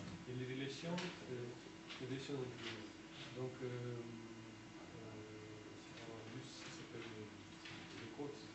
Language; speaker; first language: French; non-native, fluent; Russian